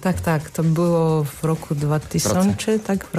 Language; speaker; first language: Polish; non-native, learner; Slovak